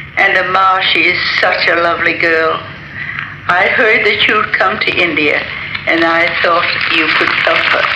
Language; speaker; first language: English; native; English